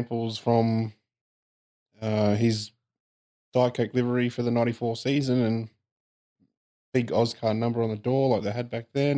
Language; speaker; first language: English; native; English